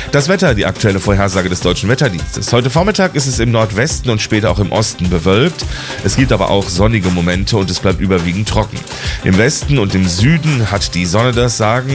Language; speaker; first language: German; native; German